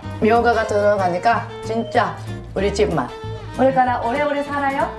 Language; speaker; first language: Korean; non-native, fluent; Japanese